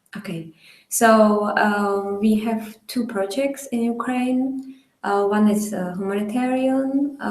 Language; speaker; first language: English; non-native, fluent; Czech